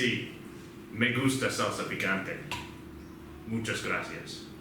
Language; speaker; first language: Spanish; non-native, learner; English